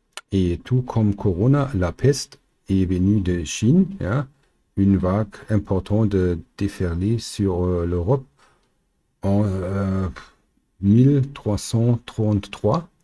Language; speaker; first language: French; non-native, learner; German